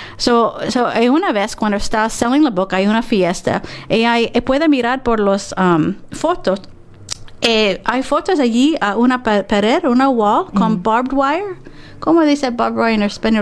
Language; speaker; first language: Spanish; non-native, learner; English